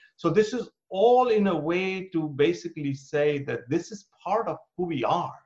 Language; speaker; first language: English; non-native, local second language; Bangla